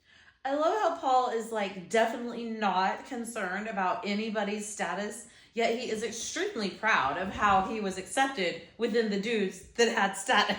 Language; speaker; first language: English; native; English